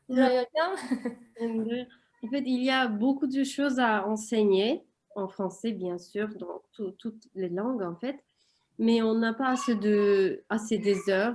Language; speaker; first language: French; non-native, fluent; Turkish